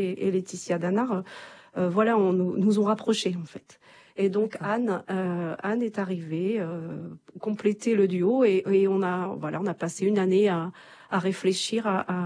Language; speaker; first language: French; native; French